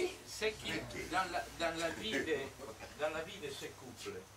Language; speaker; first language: French; non-native, fluent; Spanish